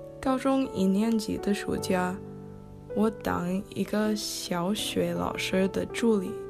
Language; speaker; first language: Chinese; non-native, learner; English